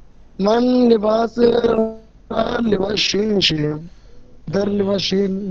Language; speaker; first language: Persian; non-native, learner; Urdu